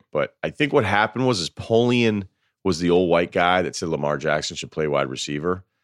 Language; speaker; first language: English; native; English